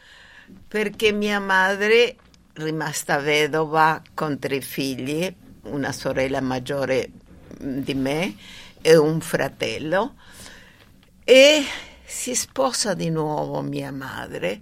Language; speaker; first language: Italian; non-native, fluent; Spanish